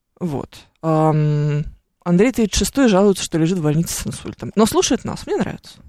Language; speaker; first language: Russian; native; Russian